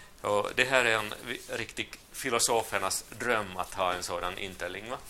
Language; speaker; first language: Swedish; non-native, local second language; Finnish